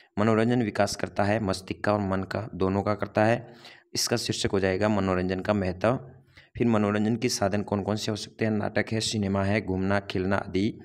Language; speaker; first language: Hindi; native; Hindi